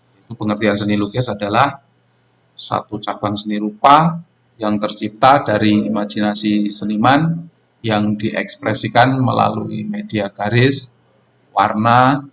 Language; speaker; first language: Indonesian; non-native, local second language; Javanese